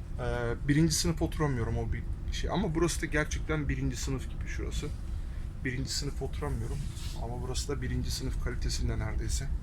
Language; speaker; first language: Turkish; early bilingual, heritage; Turkish